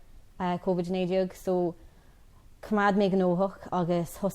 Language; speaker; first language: Irish; non-native, local second language; English